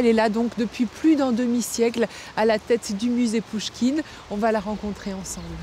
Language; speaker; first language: French; native; French